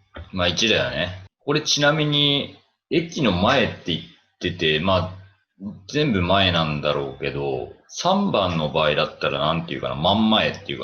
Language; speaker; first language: Japanese; native; Japanese